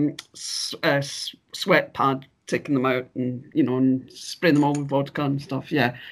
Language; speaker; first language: English; native; English